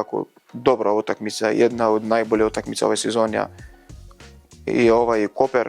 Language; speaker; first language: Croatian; non-native, learner; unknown